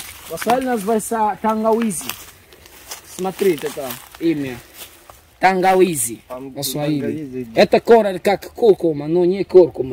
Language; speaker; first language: Russian; non-native, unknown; Swahili